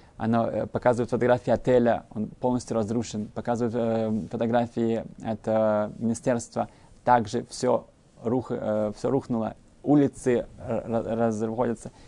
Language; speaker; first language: Russian; early bilingual, heritage; Russian